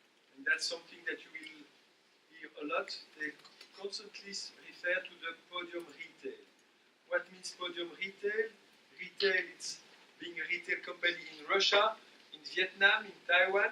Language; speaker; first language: English; non-native, fluent; French